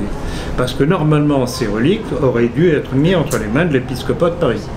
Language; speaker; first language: French; native; French